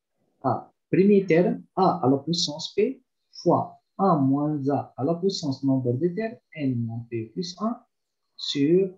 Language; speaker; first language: French; non-native, local second language; Arabic